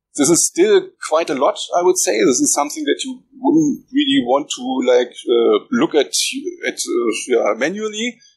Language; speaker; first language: English; non-native, fluent; German